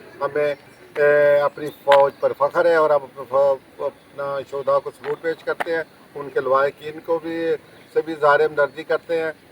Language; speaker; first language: Urdu; non-native, local second language; Punjabi